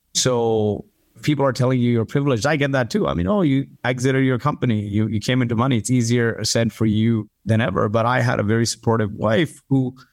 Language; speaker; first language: English; early bilingual, other home language; Arabic